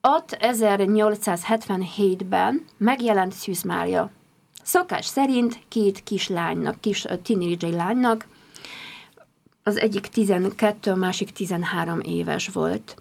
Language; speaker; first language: Hungarian; non-native, fluent; Polish